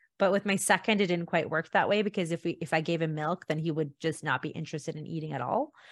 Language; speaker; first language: English; early bilingual, other home language; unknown